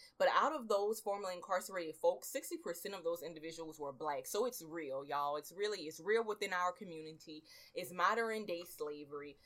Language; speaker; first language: English; native; English